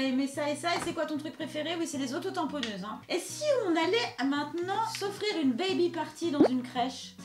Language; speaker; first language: French; native; French